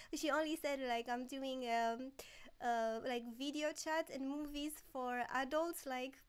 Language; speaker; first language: English; non-native, fluent; Romanian